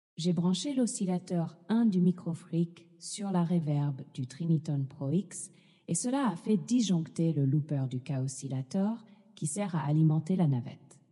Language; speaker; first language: French; native; French